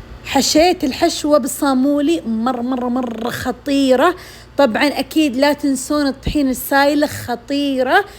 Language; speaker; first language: Arabic; native; Arabic